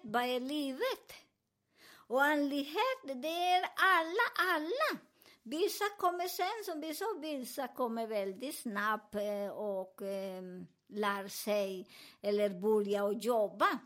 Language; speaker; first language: Swedish; non-native, learner; Spanish